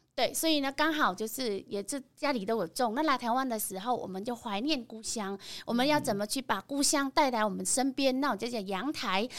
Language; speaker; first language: Chinese; non-native, fluent; Vietnamese